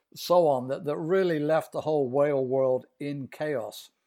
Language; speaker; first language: English; native; English